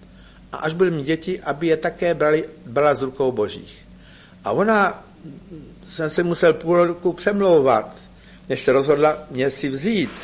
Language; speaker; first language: Czech; native; Czech